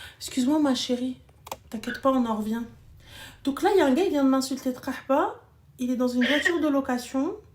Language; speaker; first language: French; early bilingual, other home language; Arabic